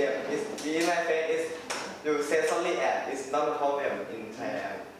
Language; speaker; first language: English; non-native, learner; Thai